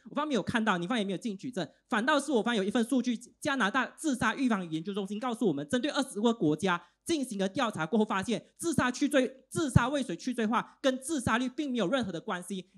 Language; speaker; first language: Chinese; native; Chinese